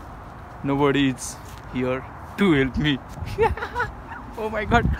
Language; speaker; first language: English; non-native, learner; Nepali